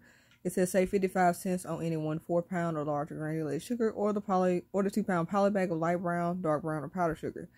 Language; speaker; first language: English; native; English